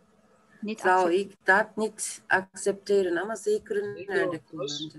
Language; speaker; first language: Dutch; non-native, learner; Turkish